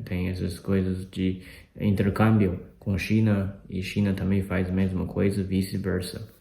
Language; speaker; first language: Portuguese; non-native, fluent; Chinese